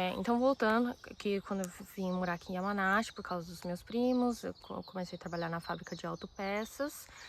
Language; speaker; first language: Portuguese; early bilingual, other home language; Japanese